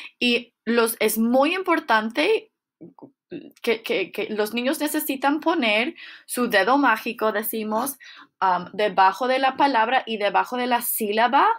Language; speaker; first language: Spanish; non-native, fluent; English